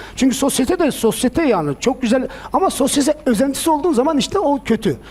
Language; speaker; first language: Turkish; early bilingual, heritage; Turkish